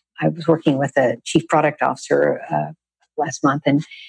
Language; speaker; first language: English; native; English